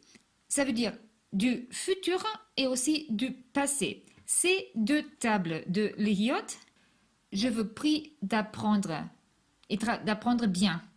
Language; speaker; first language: French; non-native, fluent; Hebrew